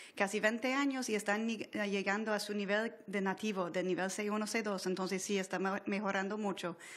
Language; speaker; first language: Spanish; non-native, fluent; English